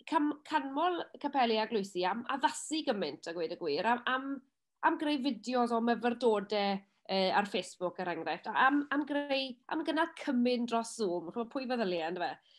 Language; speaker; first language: Welsh; native; Welsh